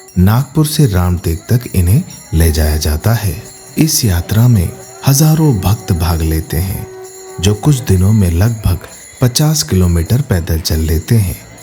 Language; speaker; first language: Hindi; native; Hindi